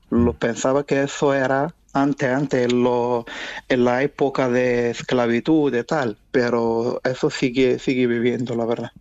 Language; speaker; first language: Spanish; non-native, fluent; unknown